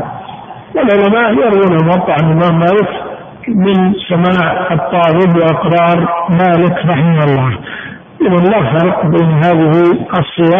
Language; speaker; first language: Arabic; native; Arabic